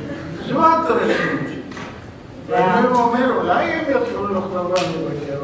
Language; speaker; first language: Hebrew; non-native, fluent; Arabic